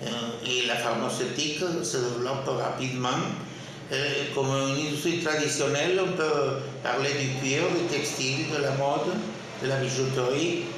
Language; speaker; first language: French; non-native, fluent; Spanish